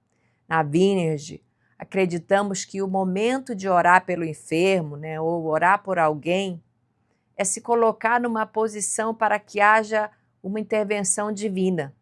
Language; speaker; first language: Portuguese; native; Portuguese